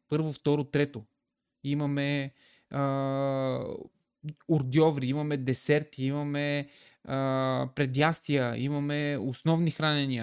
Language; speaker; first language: Bulgarian; native; Bulgarian